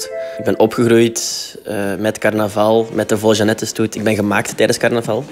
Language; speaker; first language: Dutch; native; Dutch